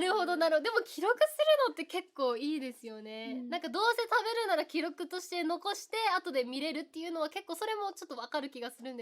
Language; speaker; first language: Japanese; native; Japanese